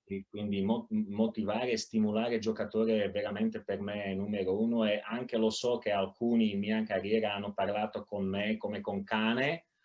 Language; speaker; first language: Italian; non-native, fluent; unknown